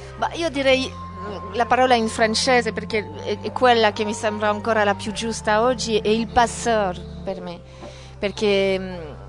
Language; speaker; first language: Italian; non-native, fluent; French